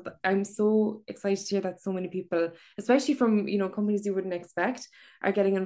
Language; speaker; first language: English; native; English